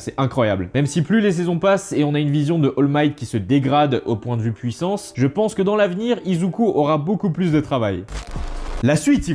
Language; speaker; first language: French; native; French